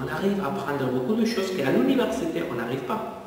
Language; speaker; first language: French; non-native, fluent; Spanish